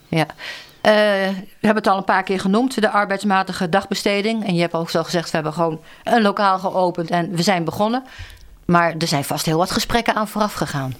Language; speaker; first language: Dutch; native; Dutch